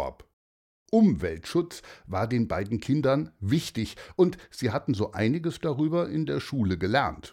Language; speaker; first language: German; native; German